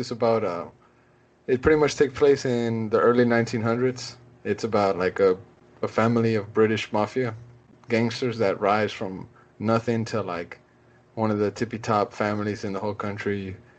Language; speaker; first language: English; early bilingual, other home language; Spanish